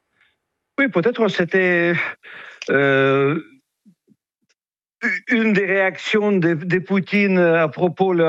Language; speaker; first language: French; non-native, fluent; Russian